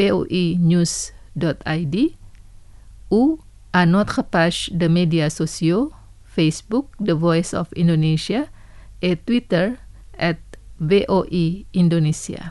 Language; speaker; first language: French; non-native, fluent; Indonesian